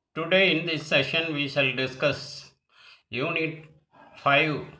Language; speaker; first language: English; non-native, local second language; Tamil